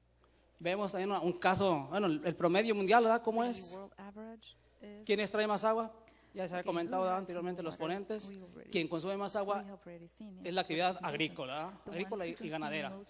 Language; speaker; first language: Spanish; native; Spanish